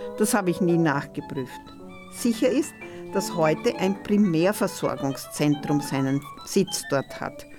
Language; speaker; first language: German; native; German